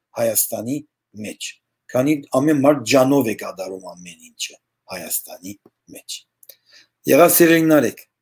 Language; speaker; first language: Armenian; early bilingual, heritage; Armenian